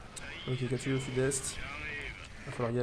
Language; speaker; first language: French; native; French